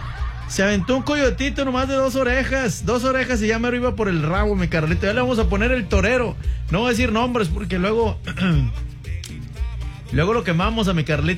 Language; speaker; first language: Spanish; native; Spanish